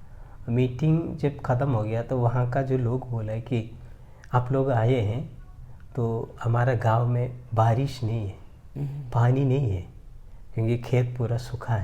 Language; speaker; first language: Hindi; non-native, local second language; Malayalam